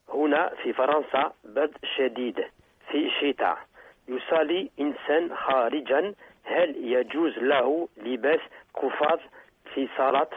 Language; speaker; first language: Arabic; non-native, learner; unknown